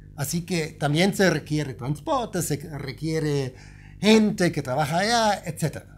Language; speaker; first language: Spanish; non-native, fluent; German